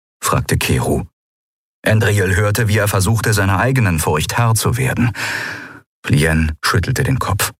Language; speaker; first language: German; native; German